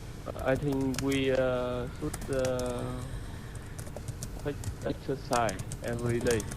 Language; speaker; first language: English; non-native, learner; Vietnamese